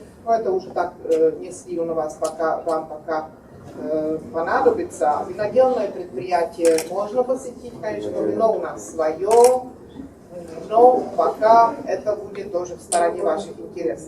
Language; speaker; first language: Russian; non-native, fluent; Czech